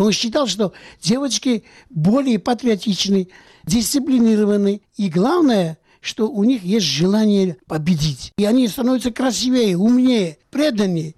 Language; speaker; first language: Russian; non-native, local second language; Georgian